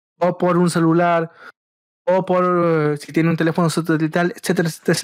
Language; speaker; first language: Spanish; native; Spanish